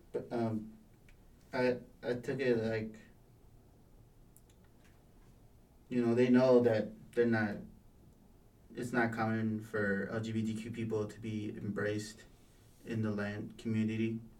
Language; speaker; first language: English; early bilingual, other home language; Spanish